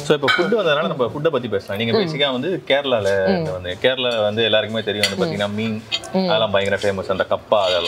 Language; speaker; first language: Tamil; native; Tamil